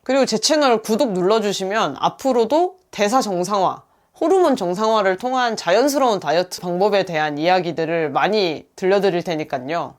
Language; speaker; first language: Korean; native; Korean